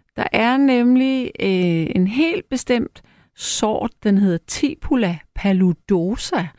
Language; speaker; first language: Danish; native; Danish